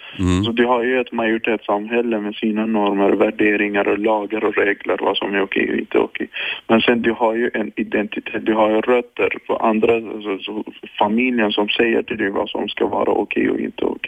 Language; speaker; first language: Swedish; non-native, fluent; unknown